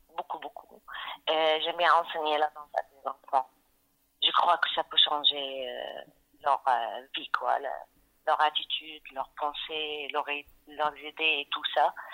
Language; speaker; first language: French; non-native, fluent; Arabic